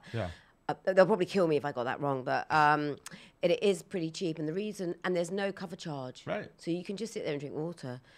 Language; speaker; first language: English; native; English